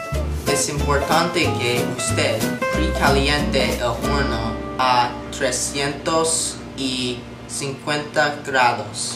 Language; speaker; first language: Spanish; non-native, learner; English